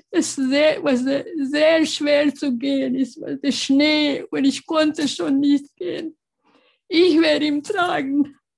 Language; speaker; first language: German; non-native, learner; Hungarian